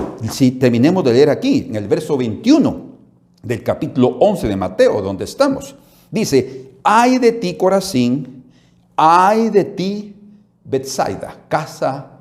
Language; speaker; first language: Spanish; native; Spanish